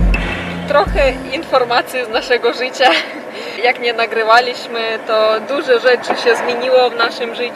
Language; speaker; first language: Polish; non-native, fluent; Russian